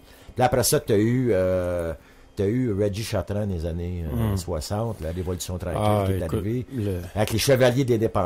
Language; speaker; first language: French; native; French